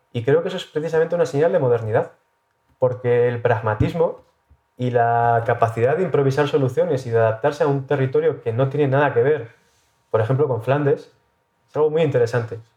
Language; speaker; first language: Spanish; native; Spanish